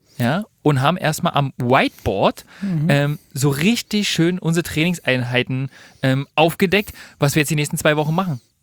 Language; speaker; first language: German; native; German